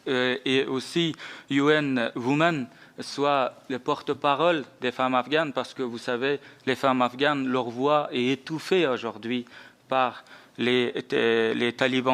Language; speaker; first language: French; non-native, fluent; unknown